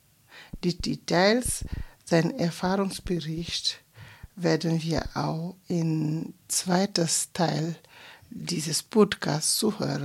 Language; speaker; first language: German; non-native, fluent; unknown